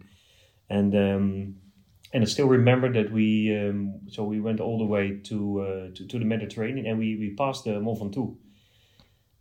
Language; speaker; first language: English; non-native, fluent; Dutch